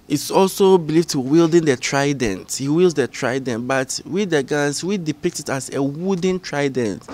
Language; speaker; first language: English; non-native, local second language; Ga